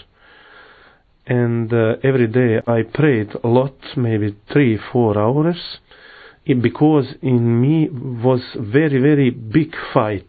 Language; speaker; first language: English; non-native, learner; Bosnian